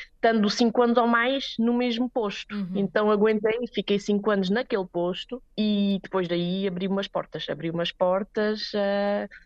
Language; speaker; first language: Portuguese; native; Portuguese